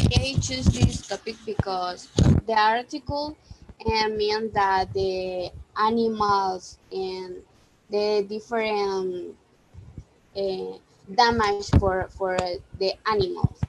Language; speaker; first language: English; non-native, learner; Spanish